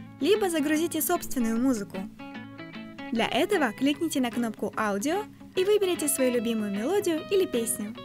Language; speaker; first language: Russian; native; Russian